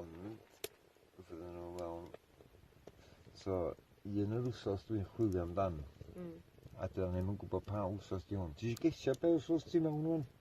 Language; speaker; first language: Welsh; native; Welsh